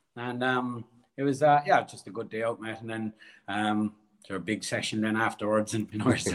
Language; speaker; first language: English; native; English